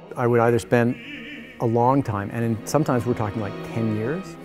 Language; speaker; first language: English; native; English